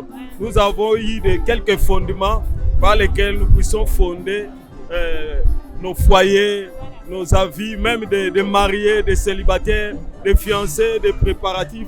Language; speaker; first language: French; non-native, local second language; Lingala